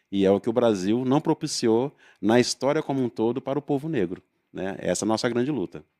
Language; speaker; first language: Portuguese; native; Portuguese